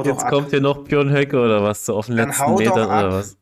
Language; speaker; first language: German; native; German